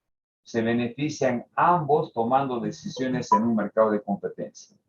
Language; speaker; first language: Spanish; native; Spanish